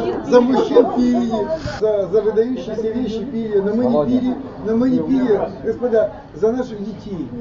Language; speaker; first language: Russian; native; Russian